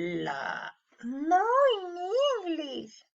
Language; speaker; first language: English; non-native, learner; Spanish